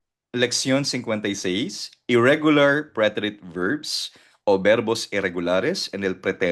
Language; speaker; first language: Spanish; non-native, fluent; Filipino